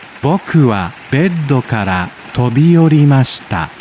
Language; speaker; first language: Japanese; non-native, learner; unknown